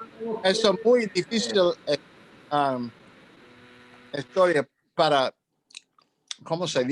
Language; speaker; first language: Spanish; non-native, learner; English